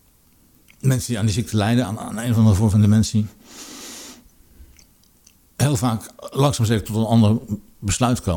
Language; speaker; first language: Dutch; native; Dutch